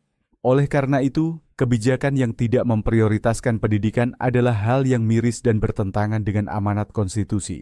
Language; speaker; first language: Indonesian; native; Indonesian